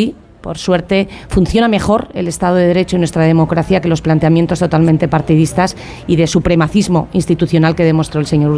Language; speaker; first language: Spanish; native; Spanish